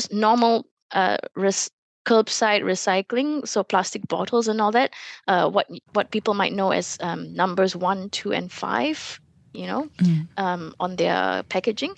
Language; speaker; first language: English; non-native, local second language; Malay